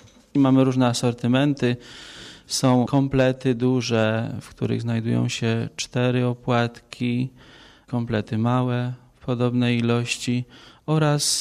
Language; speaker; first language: Polish; native; Polish